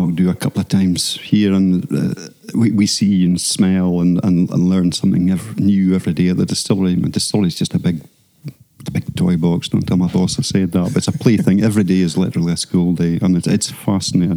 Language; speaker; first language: English; native; English